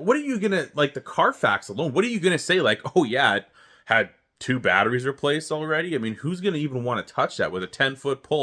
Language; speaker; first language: English; native; English